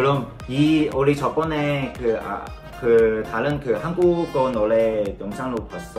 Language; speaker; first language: Korean; non-native, learner; Cantonese